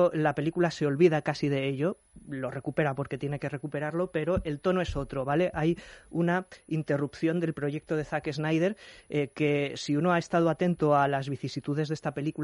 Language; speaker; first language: Spanish; native; Spanish